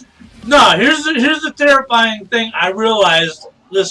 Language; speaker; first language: English; native; English